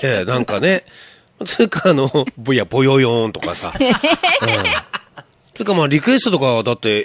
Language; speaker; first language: Japanese; native; Japanese